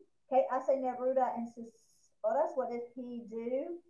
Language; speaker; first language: Spanish; non-native, fluent; English